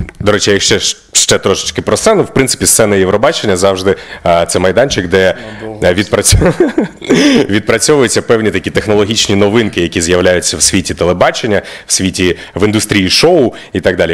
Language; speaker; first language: Ukrainian; native; Ukrainian